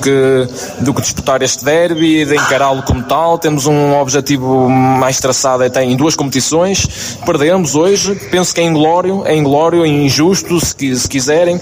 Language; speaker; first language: Portuguese; native; Portuguese